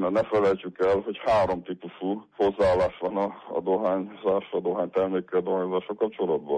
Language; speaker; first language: Hungarian; native; Hungarian